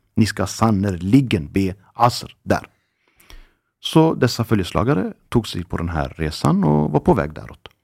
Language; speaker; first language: Swedish; early bilingual, other home language; Arabic